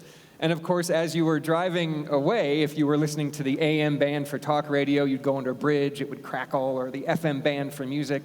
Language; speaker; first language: English; native; English